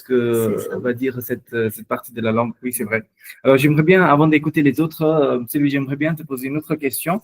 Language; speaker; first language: French; non-native, fluent; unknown